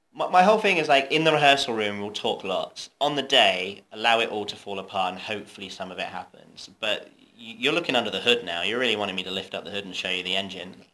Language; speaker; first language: English; native; English